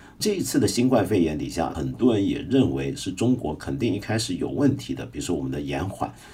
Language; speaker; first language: Chinese; non-native, local second language; Cantonese